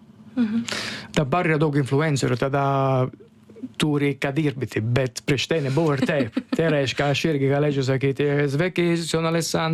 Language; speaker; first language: Lithuanian; non-native, learner; Italian